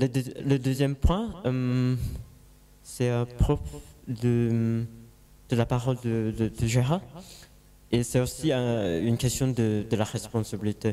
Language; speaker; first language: French; non-native, learner; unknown